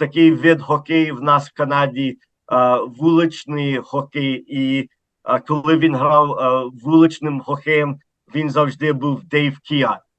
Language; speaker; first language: Ukrainian; early bilingual, heritage; Ukrainian